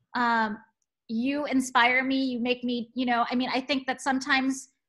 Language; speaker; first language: English; native; English